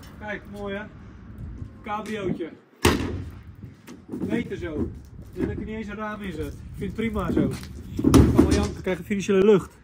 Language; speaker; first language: Dutch; native; Dutch